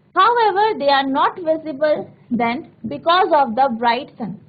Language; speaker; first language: English; non-native, local second language; Hindi